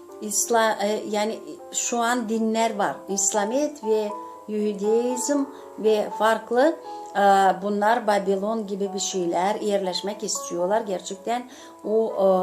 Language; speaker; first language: Turkish; non-native, fluent; Gagauz